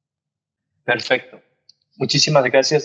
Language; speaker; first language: Spanish; native; Spanish